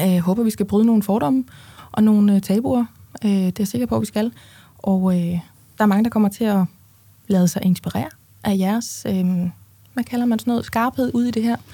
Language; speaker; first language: Danish; native; Danish